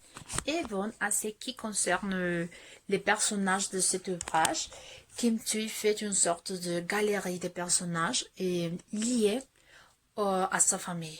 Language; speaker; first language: French; non-native, fluent; Spanish